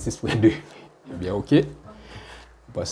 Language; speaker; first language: French; non-native, local second language; Haitian Creole